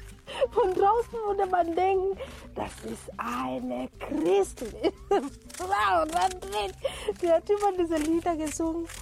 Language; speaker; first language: German; non-native, fluent; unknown